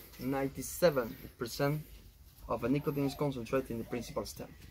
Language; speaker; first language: English; non-native, learner; Spanish